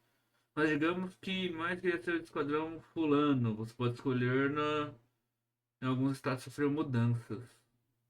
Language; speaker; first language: Portuguese; native; Portuguese